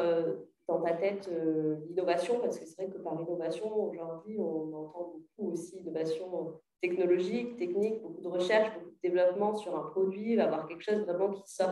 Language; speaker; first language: French; native; French